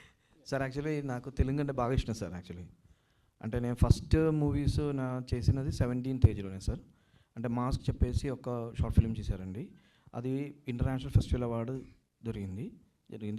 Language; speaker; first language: Telugu; non-native, learner; Malayalam